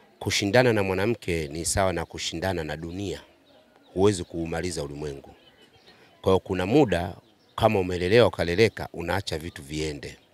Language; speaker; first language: Swahili; native; Swahili